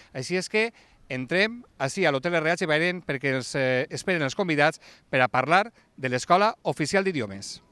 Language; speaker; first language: Catalan; native; Catalan